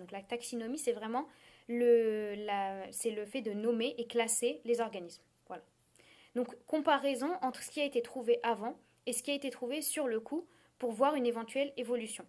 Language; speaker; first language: French; native; French